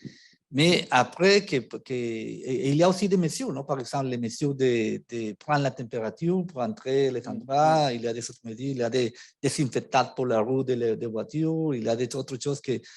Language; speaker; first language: French; non-native, fluent; Spanish